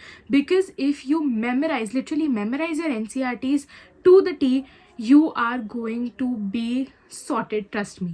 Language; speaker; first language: English; non-native, local second language; Hindi